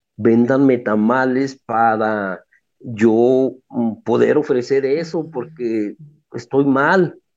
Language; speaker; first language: Spanish; native; Spanish